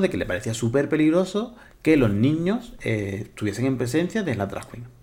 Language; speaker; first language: Spanish; native; Spanish